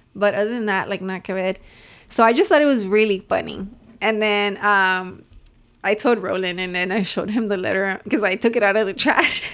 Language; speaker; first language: English; early bilingual, other home language; Spanish